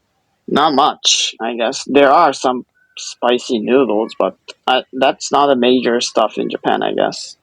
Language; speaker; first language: English; non-native, fluent; Japanese